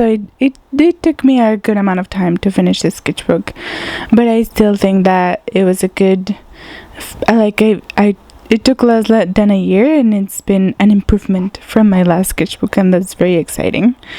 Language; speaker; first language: English; non-native, fluent; Spanish